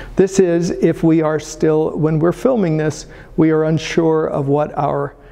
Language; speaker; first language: English; early bilingual, other home language; Italian